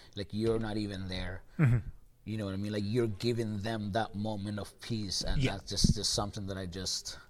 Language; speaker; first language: English; early bilingual, other home language; Spanish